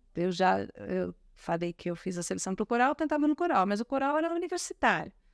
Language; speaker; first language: Portuguese; early bilingual, other home language; Spanish